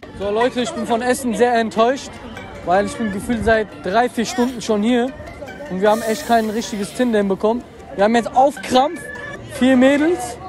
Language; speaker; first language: German; native; German